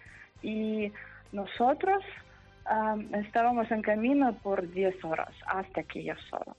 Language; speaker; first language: Spanish; non-native, fluent; Ukrainian